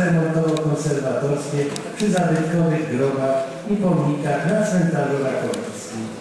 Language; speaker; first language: Polish; native; Polish